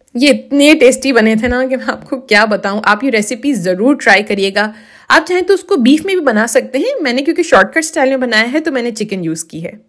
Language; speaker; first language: Urdu; native; Urdu